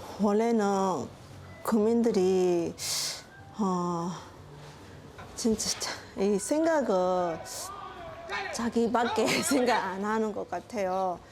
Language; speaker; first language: Korean; non-native, learner; Burmese